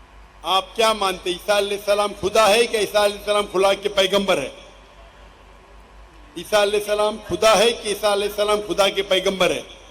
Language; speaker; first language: Hindi; non-native, local second language; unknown